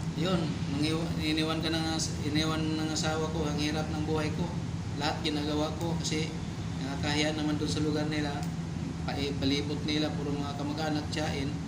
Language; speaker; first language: Filipino; non-native, local second language; Cebuano